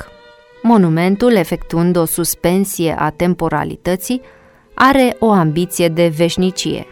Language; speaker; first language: Romanian; native; Romanian